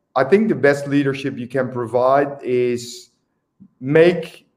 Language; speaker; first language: English; non-native, fluent; Dutch